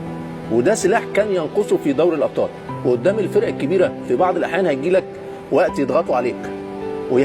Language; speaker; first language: Arabic; native; Arabic